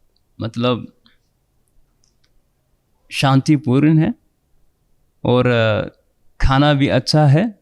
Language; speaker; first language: Hindi; non-native, fluent; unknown